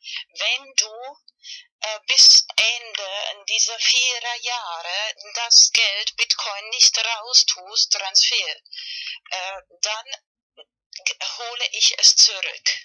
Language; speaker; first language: German; non-native, learner; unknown